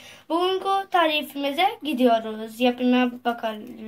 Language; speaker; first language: Turkish; non-native, learner; Urdu